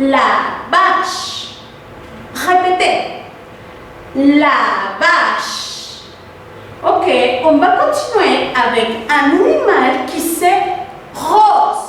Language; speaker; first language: French; non-native, fluent; Spanish